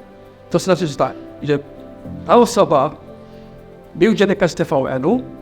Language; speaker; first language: Polish; non-native, fluent; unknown